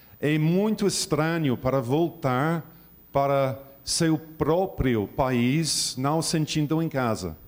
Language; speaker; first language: Portuguese; non-native, learner; English